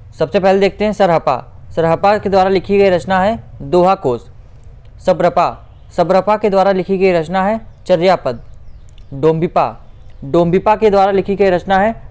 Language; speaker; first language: Hindi; native; Hindi